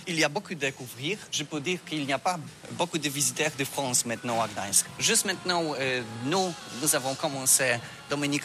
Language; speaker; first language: French; non-native, fluent; Polish